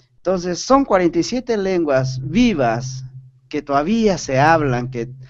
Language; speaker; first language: Spanish; non-native, local second language; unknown